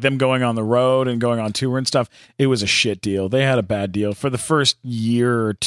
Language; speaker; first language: English; native; English